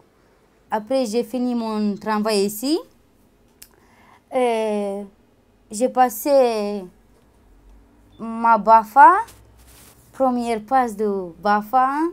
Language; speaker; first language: French; non-native, learner; Romanian